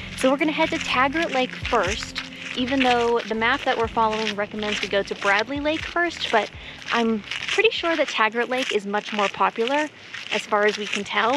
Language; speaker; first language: English; native; English